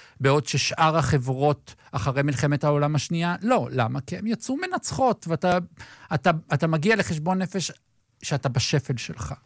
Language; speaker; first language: Hebrew; native; Hebrew